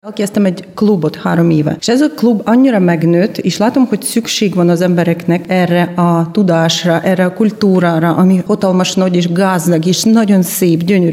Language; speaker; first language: Hungarian; non-native, fluent; Russian